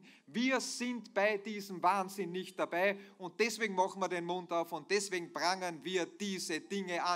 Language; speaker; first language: German; native; German